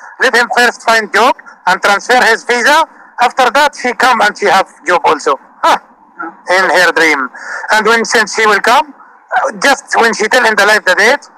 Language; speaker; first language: English; non-native, learner; Arabic